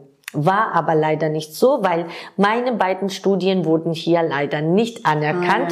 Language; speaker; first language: German; non-native, fluent; Georgian